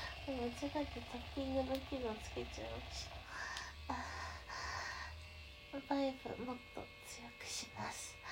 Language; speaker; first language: Japanese; native; Japanese